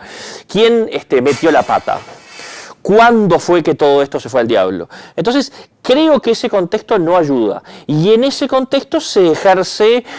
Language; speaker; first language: Spanish; native; Spanish